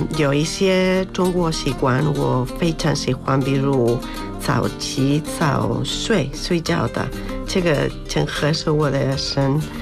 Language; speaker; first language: Chinese; non-native, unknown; Spanish